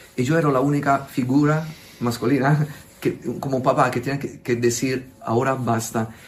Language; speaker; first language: Spanish; non-native, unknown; Italian